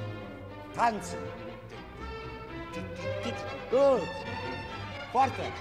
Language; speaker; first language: German; non-native, fluent; English